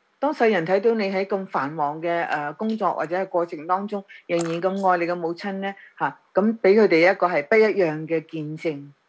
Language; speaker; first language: Chinese; non-native, local second language; Cantonese